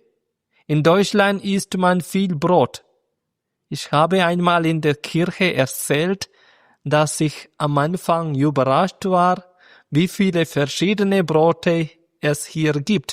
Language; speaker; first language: German; non-native, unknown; Malayalam